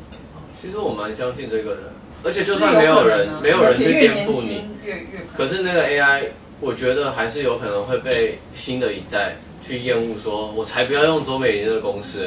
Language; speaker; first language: Chinese; native; Chinese